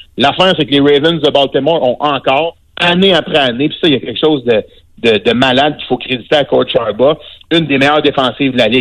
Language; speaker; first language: French; native; French